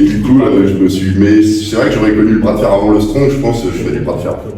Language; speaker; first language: French; native; French